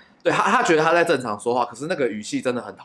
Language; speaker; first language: Chinese; native; Chinese